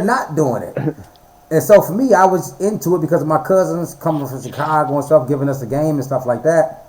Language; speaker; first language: English; native; English